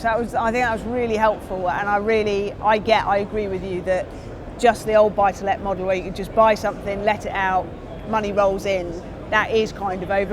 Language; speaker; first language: English; native; English